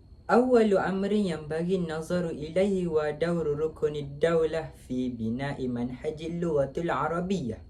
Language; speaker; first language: Arabic; non-native, learner; Malay